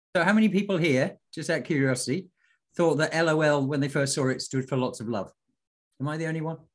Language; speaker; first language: English; native; English